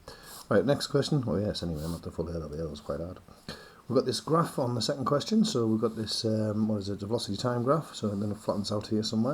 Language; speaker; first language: English; native; English